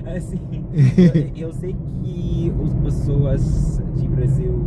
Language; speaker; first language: Portuguese; non-native, learner; English